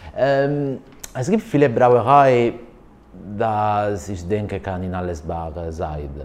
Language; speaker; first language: German; non-native, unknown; Italian